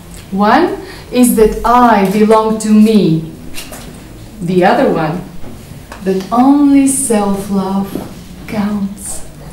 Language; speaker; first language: English; non-native, fluent; Bulgarian